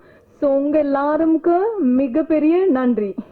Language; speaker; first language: Tamil; non-native, learner; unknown